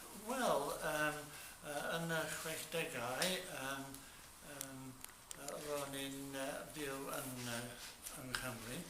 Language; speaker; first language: Welsh; non-native, learner; English